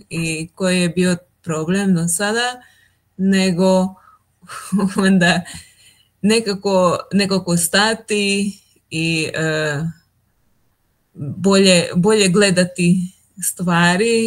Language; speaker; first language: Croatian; non-native, local second language; Hungarian